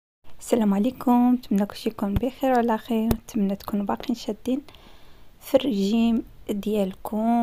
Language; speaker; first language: Arabic; native; Arabic